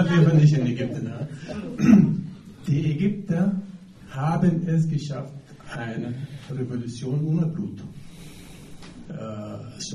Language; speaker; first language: German; non-native, fluent; Arabic